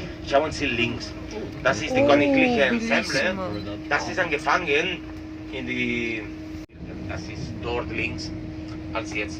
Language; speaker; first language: German; non-native, learner; Catalan